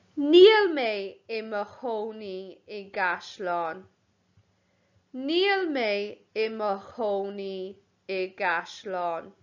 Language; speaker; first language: Irish; non-native, local second language; English